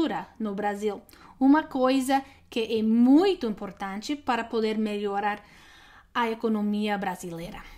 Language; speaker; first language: Portuguese; non-native, learner; English